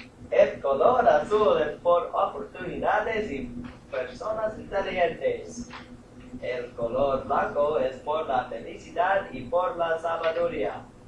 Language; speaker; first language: Spanish; non-native, learner; English